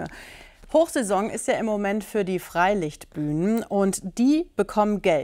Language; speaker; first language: German; native; German